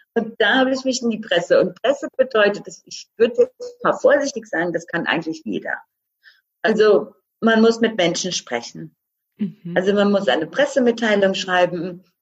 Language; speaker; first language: German; non-native, fluent; Croatian